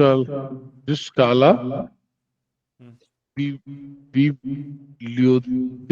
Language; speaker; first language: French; non-native, learner; Hindi